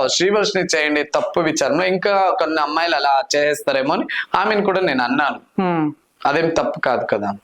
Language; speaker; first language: Telugu; non-native, local second language; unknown